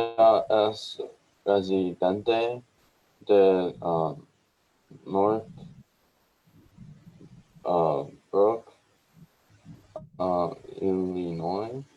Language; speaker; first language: Spanish; non-native, learner; English